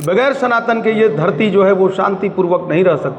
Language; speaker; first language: Hindi; native; Hindi